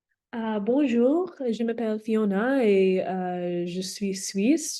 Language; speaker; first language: French; non-native, learner; English